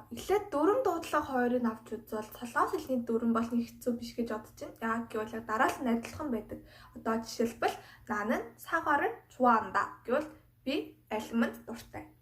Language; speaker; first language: Mongolian; non-native, fluent; Korean